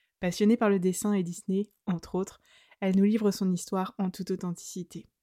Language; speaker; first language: French; native; French